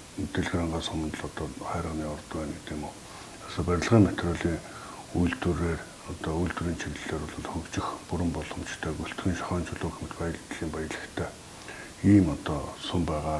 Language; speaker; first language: Mongolian; native; Mongolian